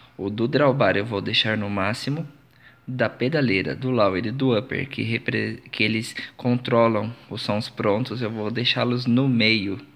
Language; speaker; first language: Portuguese; native; Portuguese